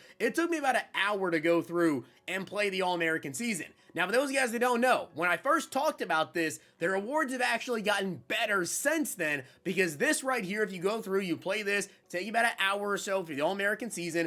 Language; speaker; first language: English; native; English